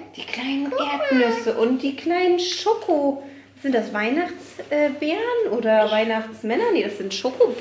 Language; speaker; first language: German; native; German